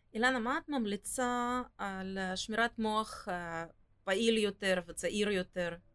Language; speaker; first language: Hebrew; non-native, fluent; Russian